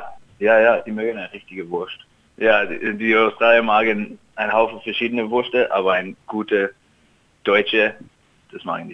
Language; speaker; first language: German; early bilingual, heritage; German